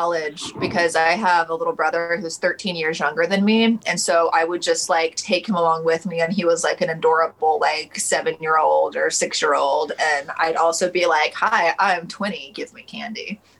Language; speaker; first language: English; native; English